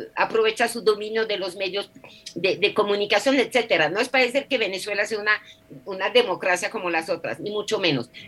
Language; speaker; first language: Spanish; non-native, fluent; French